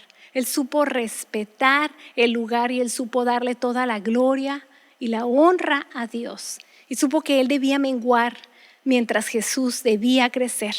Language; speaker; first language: Spanish; native; Spanish